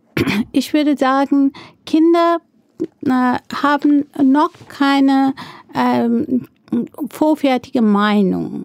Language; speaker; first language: German; non-native, fluent; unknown